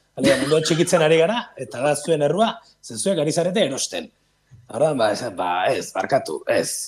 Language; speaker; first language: Basque; native; Basque